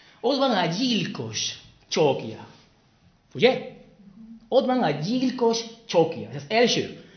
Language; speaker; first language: Hungarian; non-native, learner; Spanish